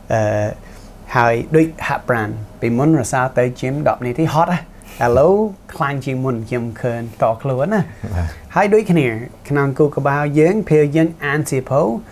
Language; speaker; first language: Khmer; non-native, fluent; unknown